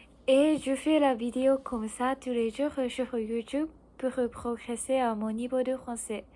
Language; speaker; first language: French; non-native, learner; Japanese